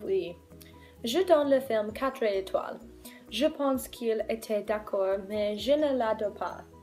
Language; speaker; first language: French; non-native, learner; English